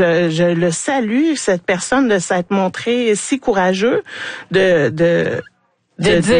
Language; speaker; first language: French; native; French